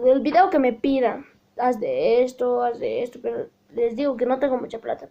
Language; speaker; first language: Spanish; native; Spanish